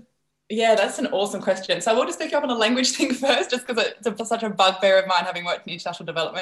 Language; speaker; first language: English; non-native, fluent; Dutch